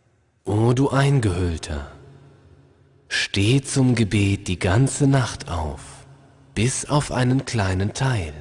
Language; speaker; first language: German; native; German